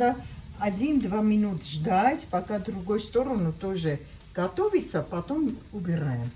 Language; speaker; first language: Russian; non-native, fluent; Armenian